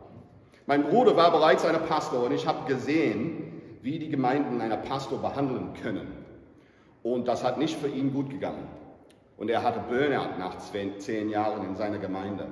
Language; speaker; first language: German; non-native, fluent; English